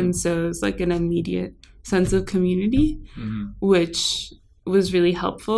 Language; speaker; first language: English; native; English